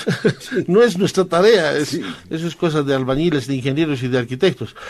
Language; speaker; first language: Spanish; non-native, local second language; Quechua